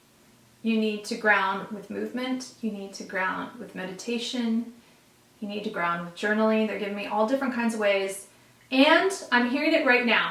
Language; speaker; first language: English; native; English